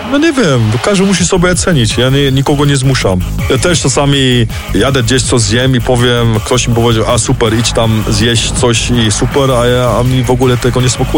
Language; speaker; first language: Polish; early bilingual, heritage; Polish